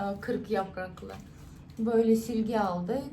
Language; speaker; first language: Turkish; non-native, fluent; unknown